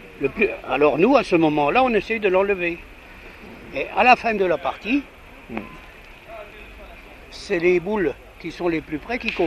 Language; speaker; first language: French; native; French